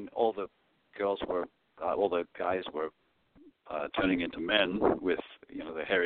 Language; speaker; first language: English; non-native, local second language; Greek